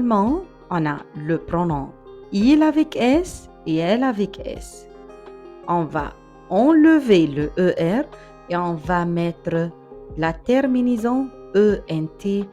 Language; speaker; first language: French; non-native, fluent; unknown